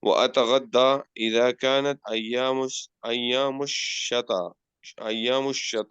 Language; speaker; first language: Arabic; non-native, learner; Urdu